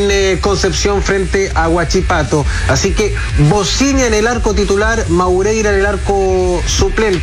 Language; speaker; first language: Spanish; native; Spanish